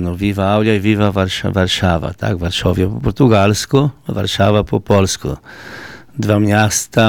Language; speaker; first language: Polish; early bilingual, heritage; Polish